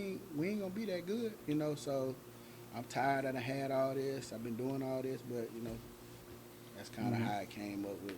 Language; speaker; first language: English; native; English